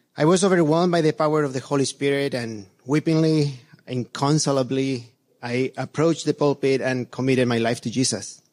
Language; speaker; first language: English; non-native, fluent; Spanish